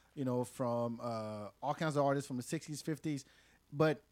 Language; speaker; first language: English; non-native, fluent; French